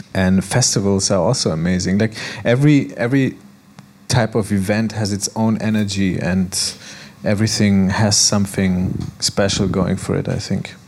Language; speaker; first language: English; non-native, fluent; German